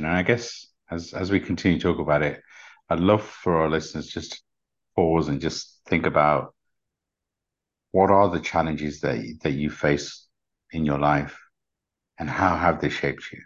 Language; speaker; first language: English; native; English